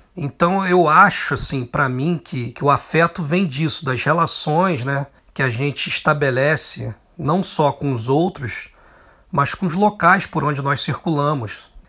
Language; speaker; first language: Portuguese; native; Portuguese